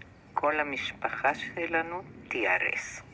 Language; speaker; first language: Hebrew; non-native, fluent; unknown